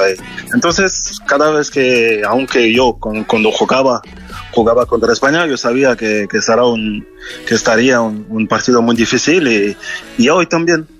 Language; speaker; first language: Spanish; non-native, fluent; French